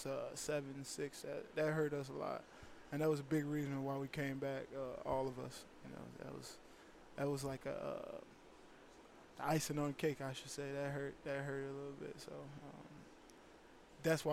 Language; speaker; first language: English; native; English